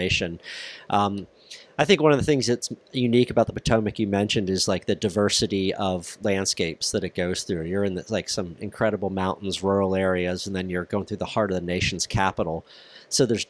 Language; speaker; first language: English; native; English